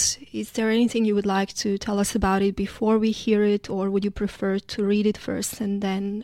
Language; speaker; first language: English; non-native, fluent; Croatian